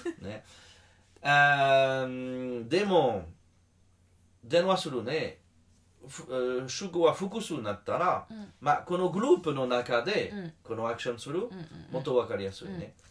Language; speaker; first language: Japanese; non-native, learner; French